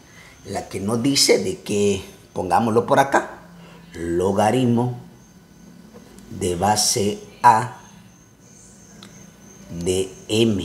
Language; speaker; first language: Spanish; native; Spanish